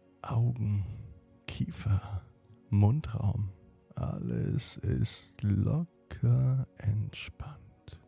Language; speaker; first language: German; native; German